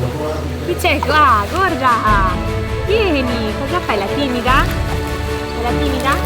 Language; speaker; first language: Italian; native; Italian